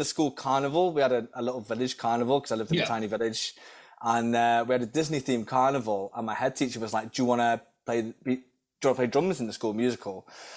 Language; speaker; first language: English; native; English